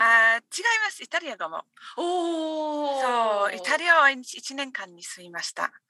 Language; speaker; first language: Japanese; non-native, learner; English